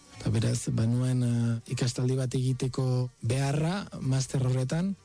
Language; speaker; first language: Basque; non-native, fluent; Spanish